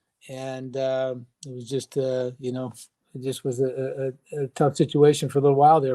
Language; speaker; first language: English; native; English